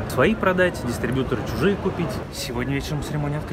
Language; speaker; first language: Russian; native; Russian